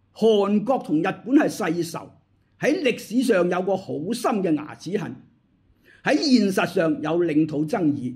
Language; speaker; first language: Chinese; native; Chinese